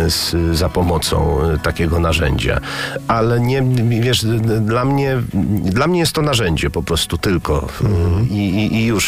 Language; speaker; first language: Polish; native; Polish